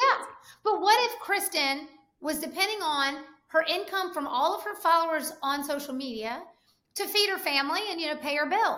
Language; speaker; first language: English; native; English